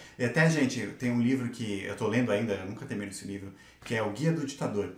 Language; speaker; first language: Portuguese; native; Portuguese